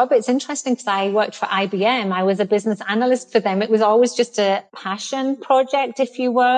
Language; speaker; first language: English; native; English